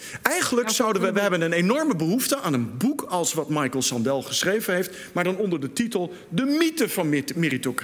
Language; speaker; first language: Dutch; native; Dutch